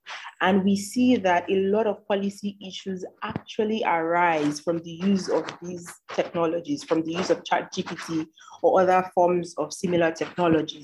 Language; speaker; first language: English; non-native, local second language; Yoruba